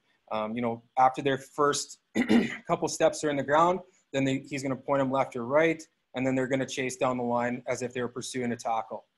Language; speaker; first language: English; native; English